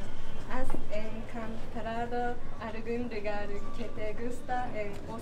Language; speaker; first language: Spanish; non-native, learner; Japanese